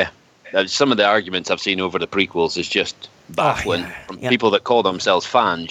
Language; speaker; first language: English; native; English